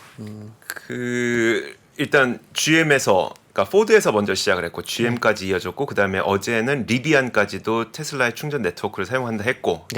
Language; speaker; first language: Korean; native; Korean